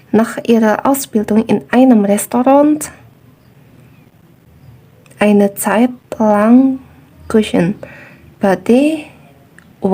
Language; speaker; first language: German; non-native, fluent; Indonesian